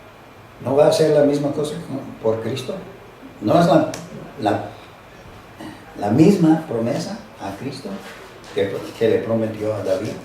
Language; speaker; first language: Spanish; non-native, fluent; English